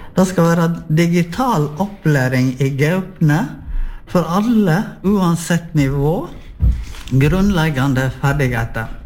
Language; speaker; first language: Norwegian; native; Norwegian